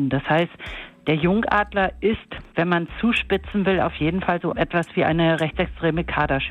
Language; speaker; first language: German; native; German